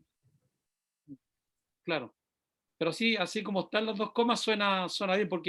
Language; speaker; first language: Spanish; native; Spanish